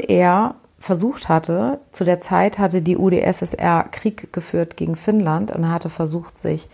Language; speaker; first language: German; native; German